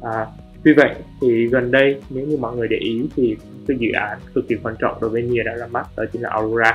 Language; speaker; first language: Vietnamese; native; Vietnamese